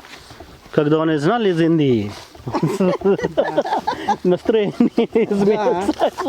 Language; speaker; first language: Russian; non-native, learner; Hindi